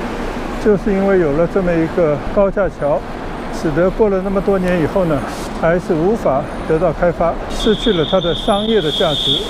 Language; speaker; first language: Chinese; non-native, local second language; Cantonese